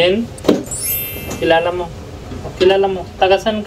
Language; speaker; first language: Filipino; non-native, learner; Punjabi